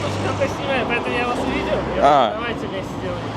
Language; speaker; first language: Russian; non-native, local second language; Uzbek